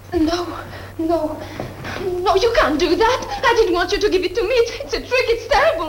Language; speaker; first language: English; non-native, fluent; French